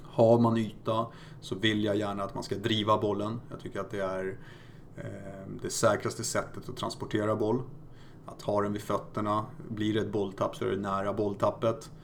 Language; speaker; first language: Swedish; early bilingual, other home language; Polish